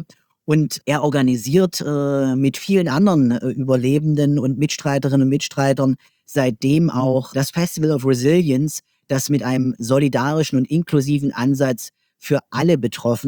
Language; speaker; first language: German; native; German